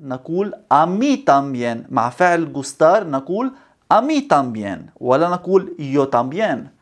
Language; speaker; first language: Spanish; non-native, fluent; Arabic